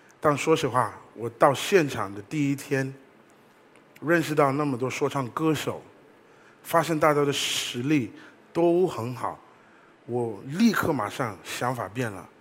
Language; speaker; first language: Chinese; non-native, fluent; English